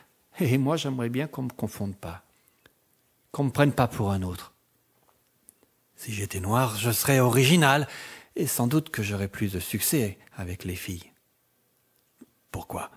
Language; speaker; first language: French; native; French